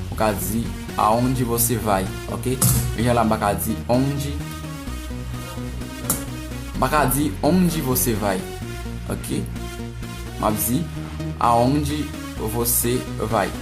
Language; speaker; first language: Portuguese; non-native, learner; Haitian Creole